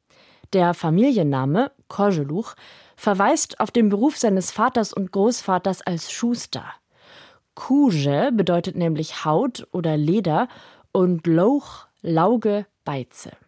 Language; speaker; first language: German; native; German